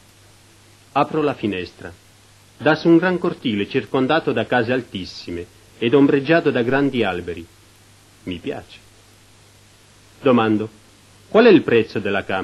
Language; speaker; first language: Italian; native; Italian